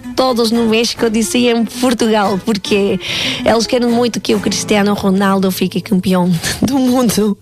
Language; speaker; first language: Portuguese; non-native, fluent; Spanish